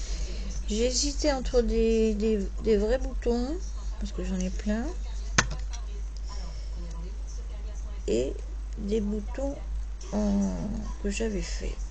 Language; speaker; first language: French; native; French